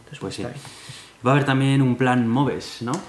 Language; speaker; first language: Spanish; native; Spanish